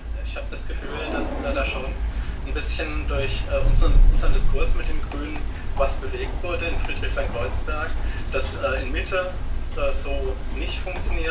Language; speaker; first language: German; native; German